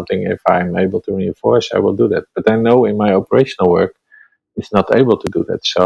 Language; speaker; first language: English; non-native, fluent; Dutch